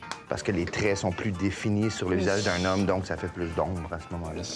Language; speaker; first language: French; native; French